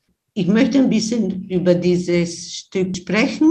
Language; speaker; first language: German; non-native, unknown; Spanish